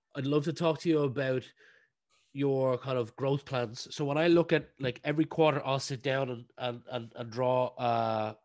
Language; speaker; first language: English; native; English